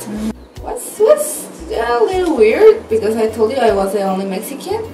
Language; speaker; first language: English; non-native, learner; Spanish